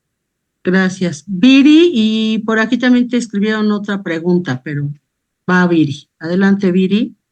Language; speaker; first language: Spanish; native; Spanish